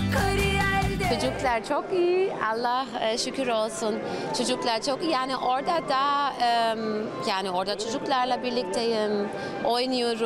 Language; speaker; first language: Turkish; early bilingual, heritage; German